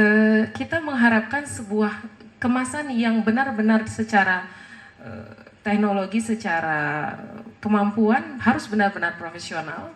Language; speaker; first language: Indonesian; native; Indonesian